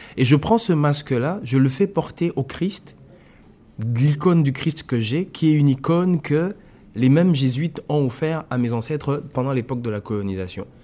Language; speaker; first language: French; non-native, local second language; Lingala